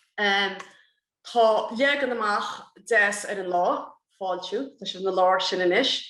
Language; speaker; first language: Irish; native; Irish